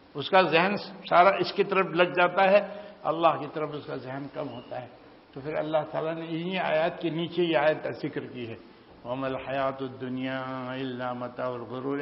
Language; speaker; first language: Urdu; non-native, local second language; Gujarati